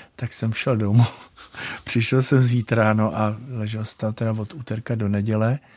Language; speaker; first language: Czech; native; Czech